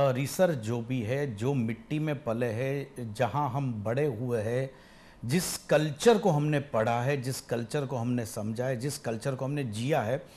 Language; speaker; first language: Hindi; non-native, local second language; Gujarati